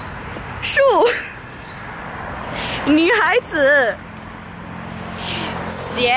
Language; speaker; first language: Chinese; non-native, local second language; English